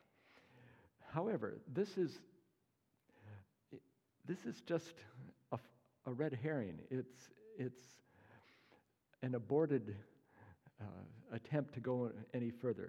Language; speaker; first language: English; native; English